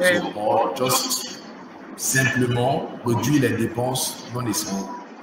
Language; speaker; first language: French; non-native, fluent; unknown